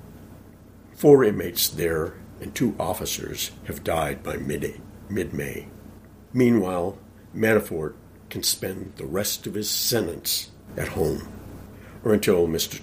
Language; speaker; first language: English; native; English